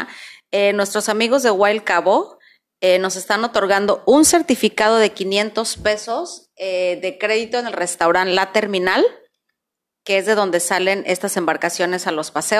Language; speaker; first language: Spanish; native; Spanish